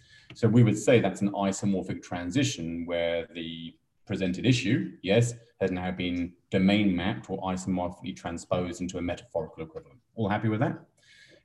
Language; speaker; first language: English; native; English